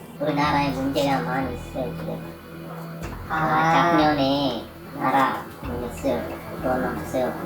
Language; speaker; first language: Korean; non-native, learner; Sinhala